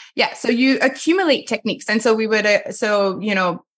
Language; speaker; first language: English; non-native, fluent; French